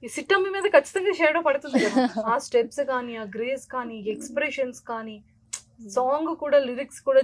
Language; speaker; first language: Telugu; native; Telugu